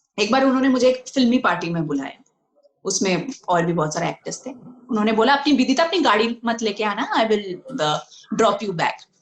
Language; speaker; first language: Hindi; non-native, local second language; Bangla